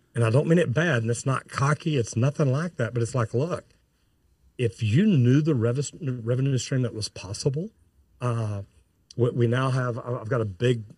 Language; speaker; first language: English; native; English